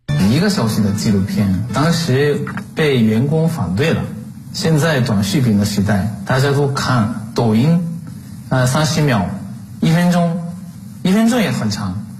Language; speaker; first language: Chinese; non-native, fluent; Japanese